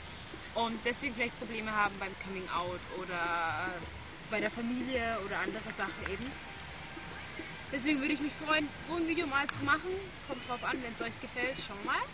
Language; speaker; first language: German; native; German